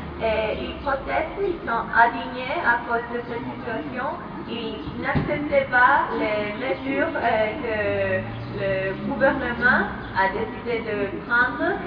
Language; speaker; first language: French; non-native, fluent; Greek